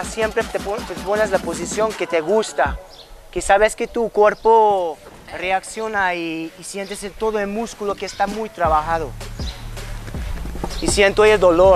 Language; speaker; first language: Spanish; non-native, fluent; Hungarian